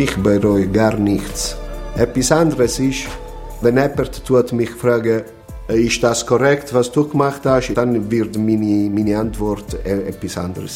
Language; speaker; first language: German; non-native, learner; Italian